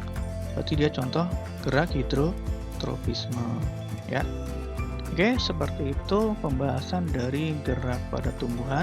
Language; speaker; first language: Indonesian; native; Indonesian